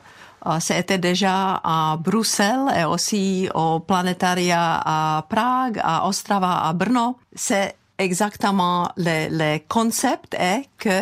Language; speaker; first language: French; non-native, fluent; Czech